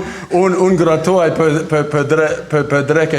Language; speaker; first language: Albanian; non-native, learner; English